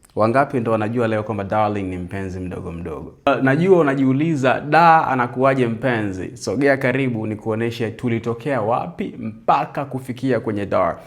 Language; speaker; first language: Swahili; native; Swahili